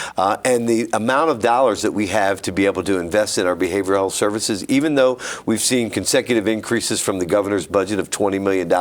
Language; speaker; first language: English; native; English